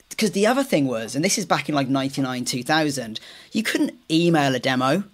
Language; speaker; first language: English; native; English